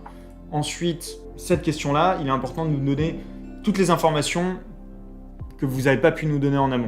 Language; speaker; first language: French; native; French